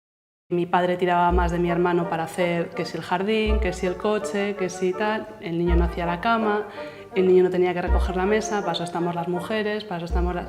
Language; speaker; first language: Spanish; native; Spanish